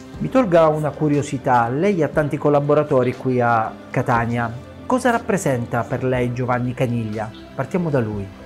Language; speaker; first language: Italian; native; Italian